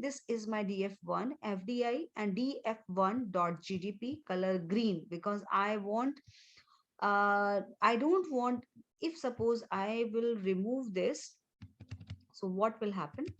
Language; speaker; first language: English; non-native, local second language; Hindi